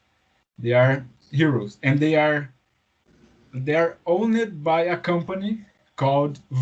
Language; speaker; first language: English; non-native, fluent; Portuguese